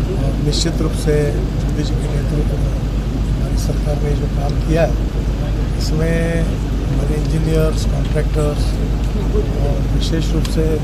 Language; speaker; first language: Hindi; non-native, local second language; Marathi